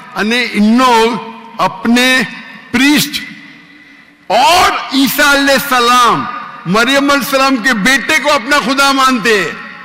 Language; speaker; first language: Urdu; non-native, local second language; Konkani